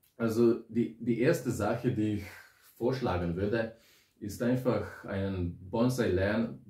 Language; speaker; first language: German; non-native, fluent; Slovenian